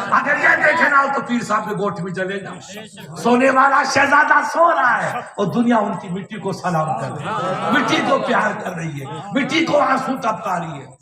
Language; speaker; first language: Urdu; non-native, local second language; Sindhi